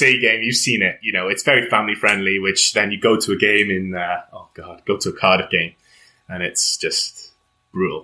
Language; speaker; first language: English; native; English